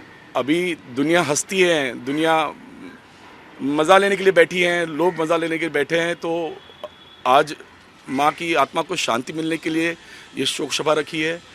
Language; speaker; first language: Hindi; native; Hindi